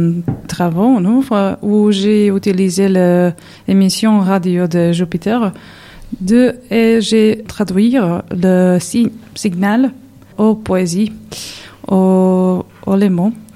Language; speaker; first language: French; non-native, learner; Serbian